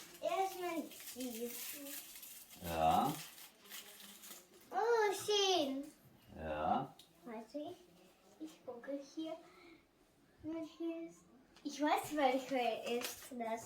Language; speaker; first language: German; early bilingual, other home language; Russian